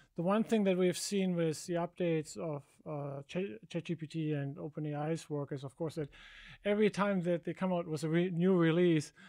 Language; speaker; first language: English; non-native, fluent; German